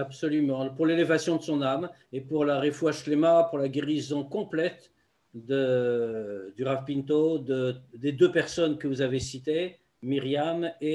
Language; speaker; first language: French; native; French